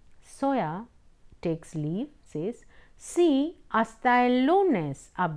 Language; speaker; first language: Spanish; non-native, fluent; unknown